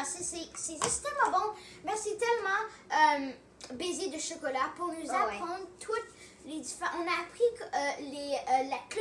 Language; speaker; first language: French; non-native, local second language; English